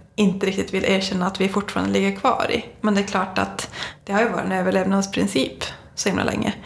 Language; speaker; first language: Swedish; native; Swedish